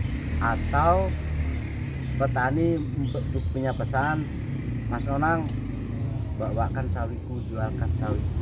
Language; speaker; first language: Indonesian; non-native, local second language; Javanese